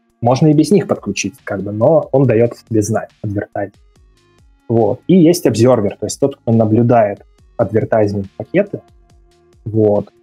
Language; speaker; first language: Russian; native; Russian